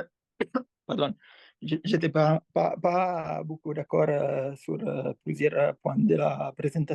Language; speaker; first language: French; non-native, fluent; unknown